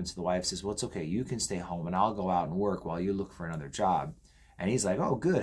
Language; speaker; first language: English; native; English